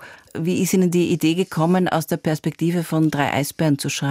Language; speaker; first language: German; native; German